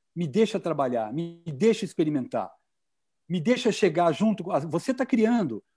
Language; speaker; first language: Portuguese; native; Portuguese